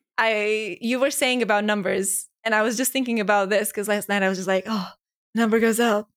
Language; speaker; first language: English; non-native, fluent; Romanian